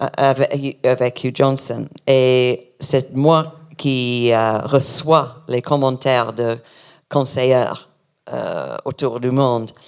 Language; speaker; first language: French; non-native, learner; English